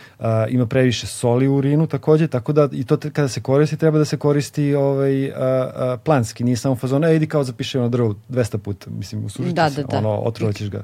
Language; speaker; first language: Serbian; native; Serbian